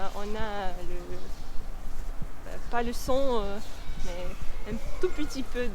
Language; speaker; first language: French; non-native, fluent; Russian